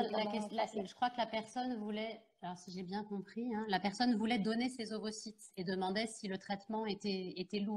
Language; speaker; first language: French; native; French